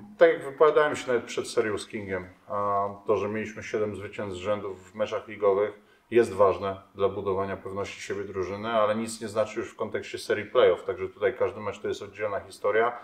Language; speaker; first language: Polish; native; Polish